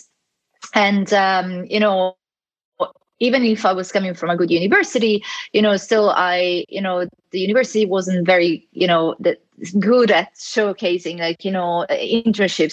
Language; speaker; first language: English; non-native, fluent; Italian